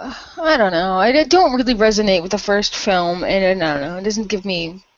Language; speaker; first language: English; native; English